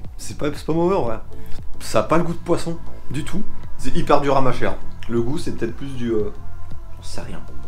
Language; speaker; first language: French; native; French